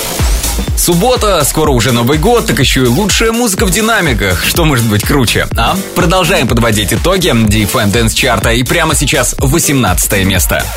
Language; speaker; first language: Russian; native; Russian